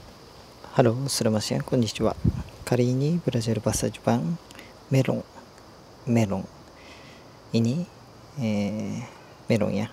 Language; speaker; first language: Indonesian; non-native, fluent; Japanese